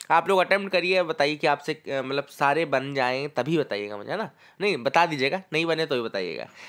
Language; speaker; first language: Hindi; native; Hindi